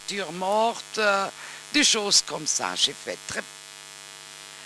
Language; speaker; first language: French; non-native, learner; German